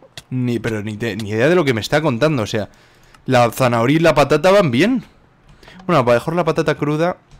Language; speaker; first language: Spanish; native; Spanish